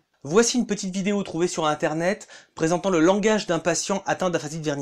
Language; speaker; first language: French; native; French